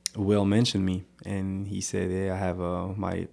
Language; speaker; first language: English; non-native, fluent; French